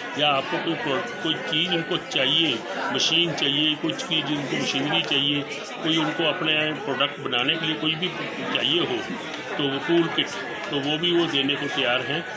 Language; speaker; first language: Hindi; native; Hindi